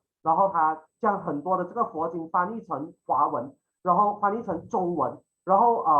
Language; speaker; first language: Chinese; native; Chinese